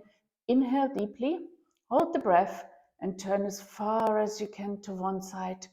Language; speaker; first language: English; non-native, fluent; German